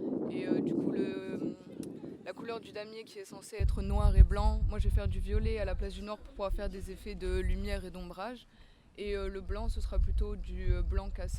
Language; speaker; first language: French; native; French